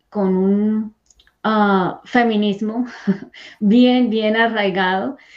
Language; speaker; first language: Spanish; native; Spanish